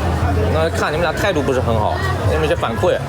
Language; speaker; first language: Chinese; early bilingual, heritage; English